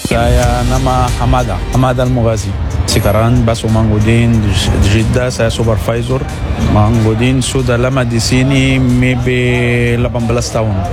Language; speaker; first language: Indonesian; non-native, learner; Arabic